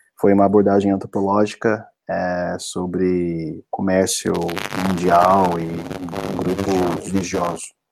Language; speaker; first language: Portuguese; non-native, fluent; English